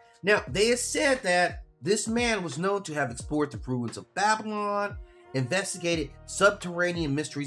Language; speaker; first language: English; native; English